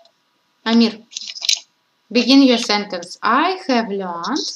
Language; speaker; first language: English; non-native, learner; Russian